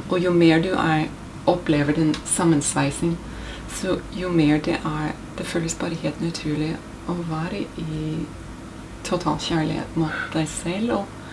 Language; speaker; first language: Norwegian; non-native, fluent; English